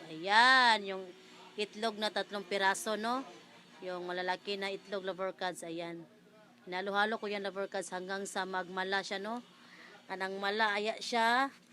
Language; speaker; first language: Filipino; non-native, local second language; Cebuano